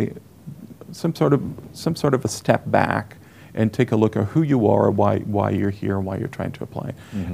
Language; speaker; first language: English; non-native, fluent; Portuguese